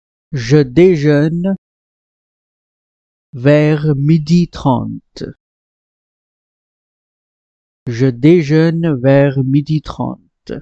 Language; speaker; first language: French; non-native, fluent; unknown